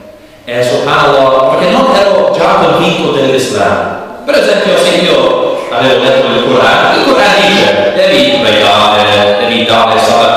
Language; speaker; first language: Italian; non-native, learner; English